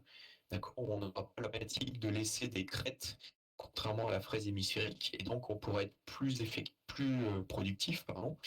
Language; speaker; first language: French; native; French